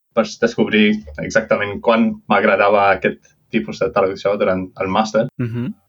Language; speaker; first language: Catalan; non-native, fluent; English